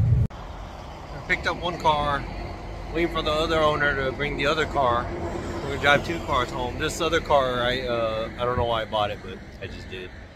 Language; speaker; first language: English; native; English